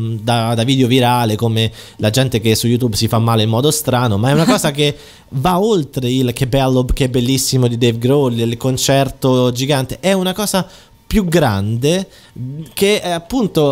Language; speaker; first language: Italian; native; Italian